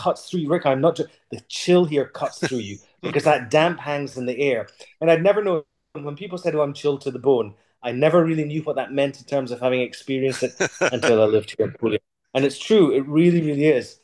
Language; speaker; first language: English; native; English